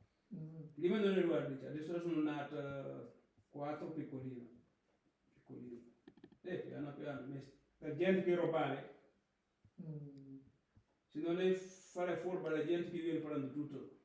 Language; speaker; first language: Italian; non-native, learner; Punjabi